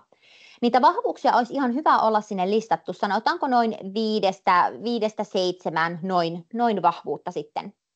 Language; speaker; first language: Finnish; native; Finnish